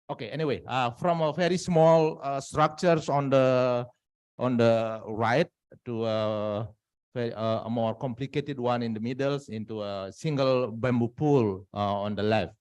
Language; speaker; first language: English; non-native, fluent; Indonesian